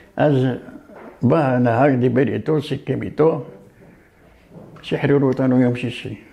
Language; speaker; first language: Hebrew; early bilingual, other home language; Arabic